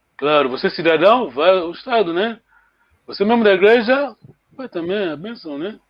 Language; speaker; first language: Portuguese; non-native, local second language; Kongo